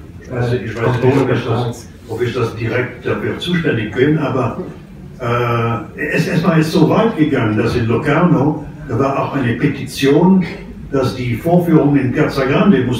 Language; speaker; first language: German; non-native, fluent; English